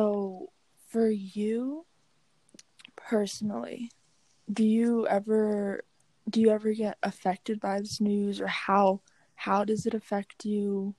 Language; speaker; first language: English; native; English